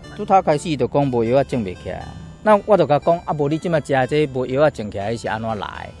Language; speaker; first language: Chinese; native; Chinese